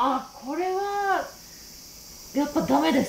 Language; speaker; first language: Japanese; native; Japanese